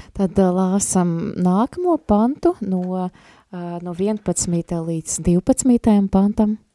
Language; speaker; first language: Latvian; non-native, local second language; Russian